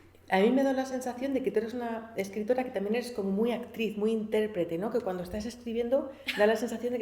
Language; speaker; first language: Spanish; native; Spanish